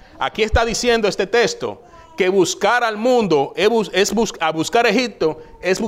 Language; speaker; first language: Spanish; native; Spanish